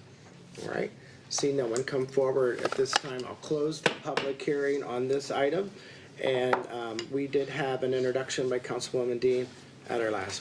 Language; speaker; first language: English; native; English